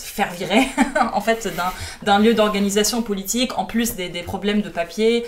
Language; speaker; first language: French; non-native, fluent; Arabic